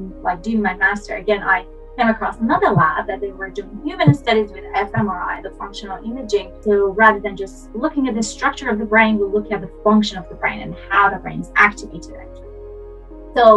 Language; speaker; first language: English; non-native, fluent; Persian